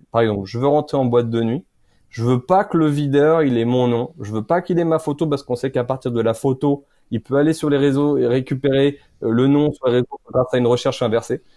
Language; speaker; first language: French; native; French